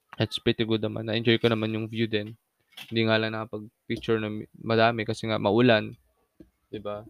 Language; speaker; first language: Filipino; non-native, local second language; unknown